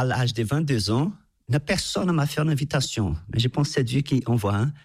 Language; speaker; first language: French; non-native, fluent; Portuguese